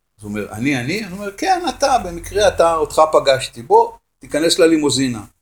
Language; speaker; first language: Hebrew; native; Hebrew